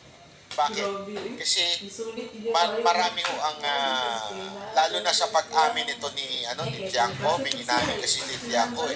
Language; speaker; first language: Filipino; non-native, local second language; Cebuano